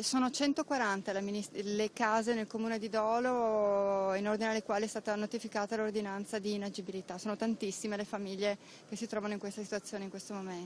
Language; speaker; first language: Italian; native; Italian